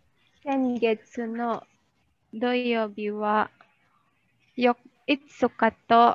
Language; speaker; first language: Japanese; non-native, learner; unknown